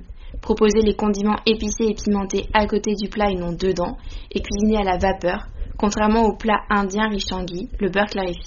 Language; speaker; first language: French; native; French